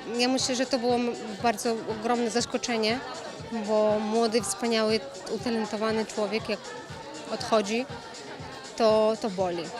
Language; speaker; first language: Polish; non-native, fluent; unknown